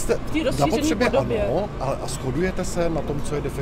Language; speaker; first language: Czech; native; Czech